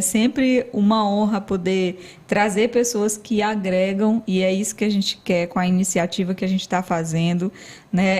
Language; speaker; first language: Portuguese; native; Portuguese